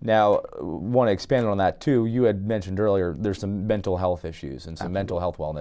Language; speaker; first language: English; native; English